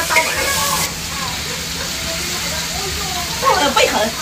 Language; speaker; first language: Chinese; native; Chinese